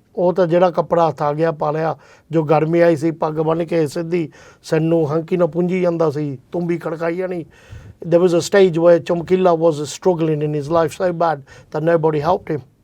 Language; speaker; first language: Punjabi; early bilingual, heritage; Punjabi